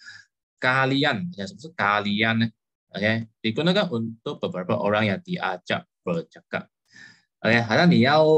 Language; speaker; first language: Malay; non-native, local second language; Chinese